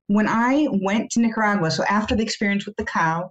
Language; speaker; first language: English; native; English